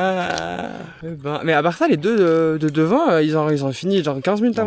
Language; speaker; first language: French; native; French